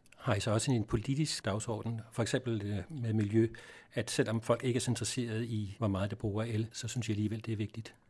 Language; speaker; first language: Danish; native; Danish